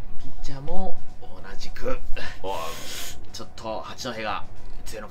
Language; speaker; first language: Japanese; native; Japanese